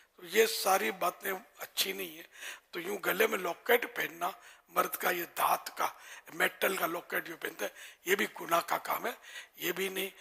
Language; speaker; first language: Urdu; non-native, local second language; Memoni